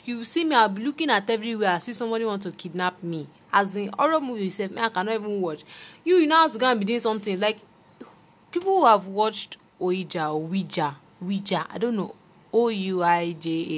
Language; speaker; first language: English; non-native, local second language; Yoruba